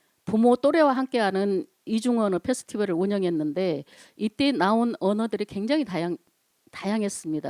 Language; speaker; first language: Korean; native; Korean